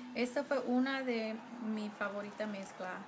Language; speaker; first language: Spanish; early bilingual, heritage; Spanish